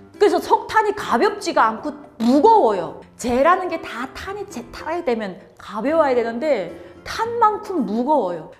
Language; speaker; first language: Korean; native; Korean